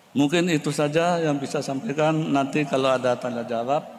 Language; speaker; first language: Indonesian; non-native, local second language; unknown